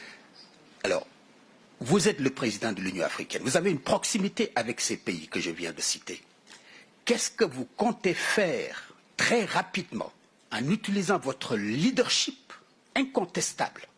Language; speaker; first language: French; non-native, local second language; Wolof